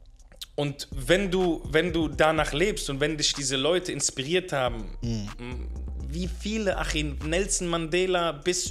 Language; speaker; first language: German; native; German